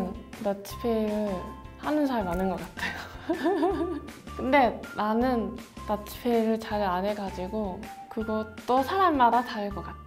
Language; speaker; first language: Korean; non-native, fluent; Japanese